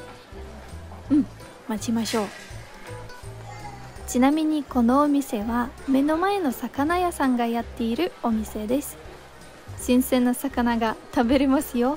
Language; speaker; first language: Japanese; non-native, fluent; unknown